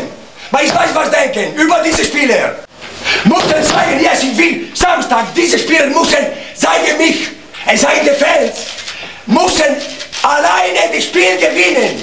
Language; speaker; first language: German; non-native, learner; Italian